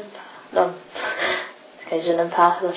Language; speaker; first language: French; non-native, learner; English